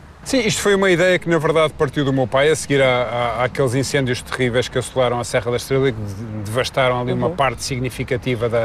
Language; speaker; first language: Portuguese; native; Portuguese